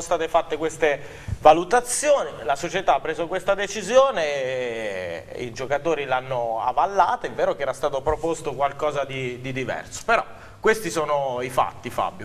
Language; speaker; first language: Italian; native; Italian